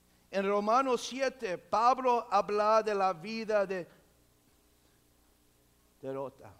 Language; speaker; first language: Spanish; non-native, local second language; English